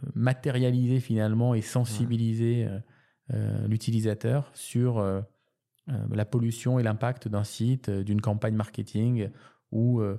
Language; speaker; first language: French; native; French